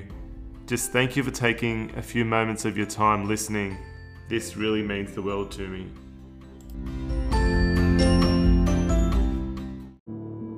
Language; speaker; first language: English; native; English